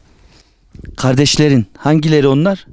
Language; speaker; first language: Turkish; native; Turkish